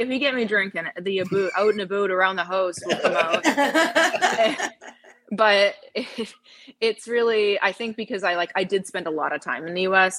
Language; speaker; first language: English; native; English